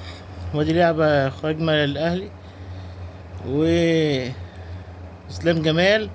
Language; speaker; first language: Arabic; native; Arabic